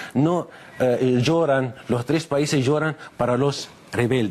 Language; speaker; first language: Spanish; non-native, fluent; Arabic